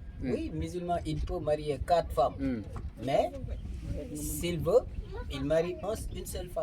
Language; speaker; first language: French; non-native, local second language; Wolof